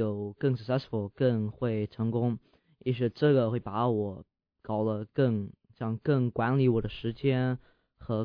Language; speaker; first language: Chinese; early bilingual, heritage; English